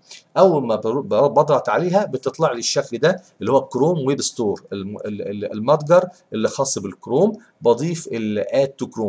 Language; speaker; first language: Arabic; native; Arabic